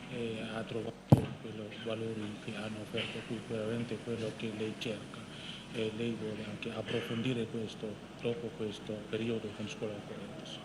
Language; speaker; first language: Italian; non-native, learner; Indonesian